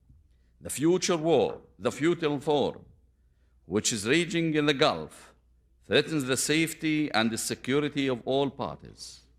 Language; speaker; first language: English; non-native, fluent; Arabic